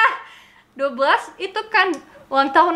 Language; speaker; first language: Indonesian; non-native, learner; English